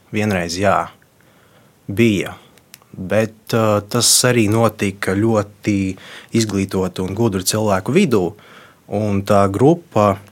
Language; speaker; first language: Latvian; non-native, local second language; Russian